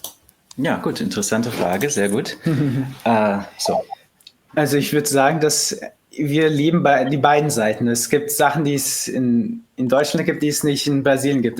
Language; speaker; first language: German; early bilingual, heritage; Portuguese